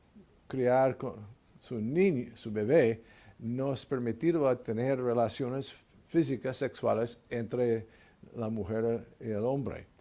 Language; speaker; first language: Spanish; non-native, learner; English